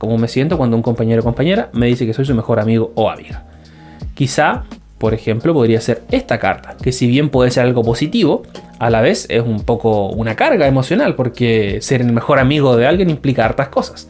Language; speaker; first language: Spanish; native; Spanish